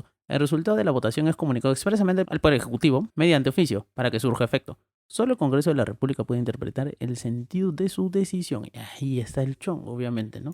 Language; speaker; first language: Spanish; native; Spanish